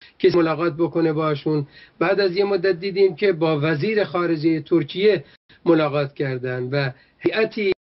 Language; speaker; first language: Persian; non-native, local second language; Kurdish